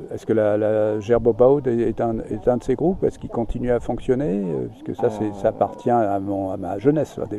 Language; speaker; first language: French; native; French